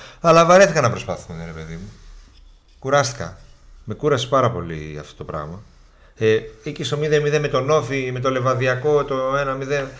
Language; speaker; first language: Greek; native; Greek